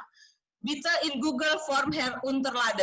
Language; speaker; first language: German; non-native, learner; Indonesian